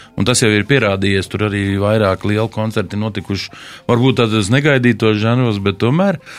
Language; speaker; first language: Latvian; native; Latvian